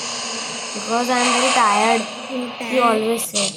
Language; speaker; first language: English; non-native, learner; Hindi